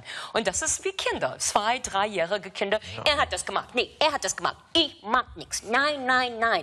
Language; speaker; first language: German; non-native, fluent; English